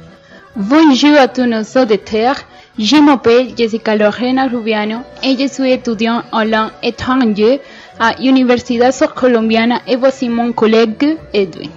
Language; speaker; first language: French; non-native, learner; Spanish